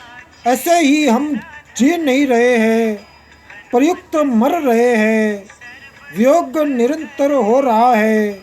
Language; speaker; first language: Hindi; native; Hindi